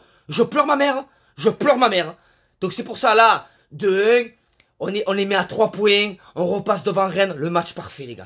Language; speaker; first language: French; native; French